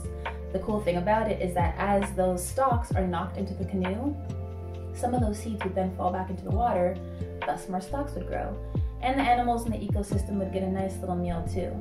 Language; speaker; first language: English; native; English